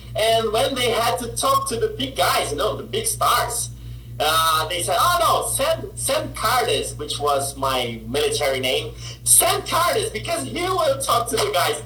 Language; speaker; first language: English; non-native, fluent; Portuguese